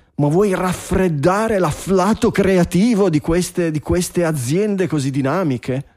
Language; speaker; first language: Italian; native; Italian